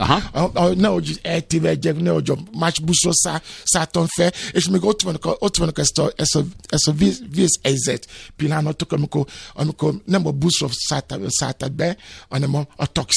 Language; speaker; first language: Hungarian; non-native, learner; Yoruba